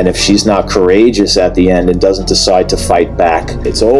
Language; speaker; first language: English; native; English